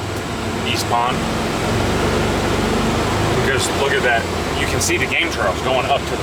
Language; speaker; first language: English; native; English